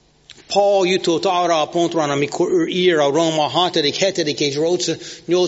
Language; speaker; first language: Hungarian; non-native, fluent; English